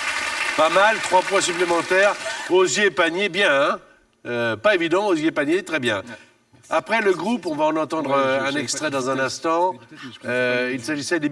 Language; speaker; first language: French; native; French